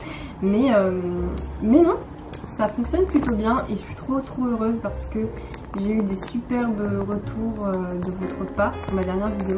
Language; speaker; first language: French; native; French